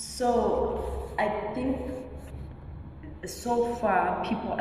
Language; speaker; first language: English; non-native, local second language; Shona